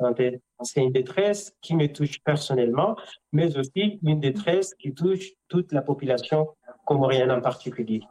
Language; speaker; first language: French; non-native, local second language; Comorian